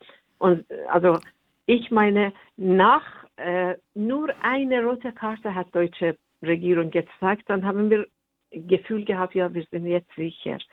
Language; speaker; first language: German; non-native, fluent; Persian